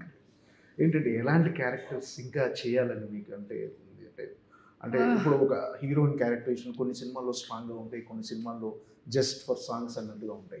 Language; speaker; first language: Telugu; native; Telugu